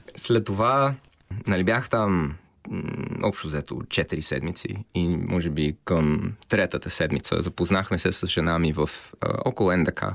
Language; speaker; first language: Bulgarian; non-native, fluent; English